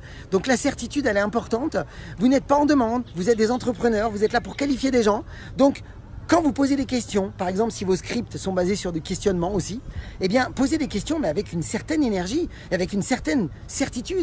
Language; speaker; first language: French; native; French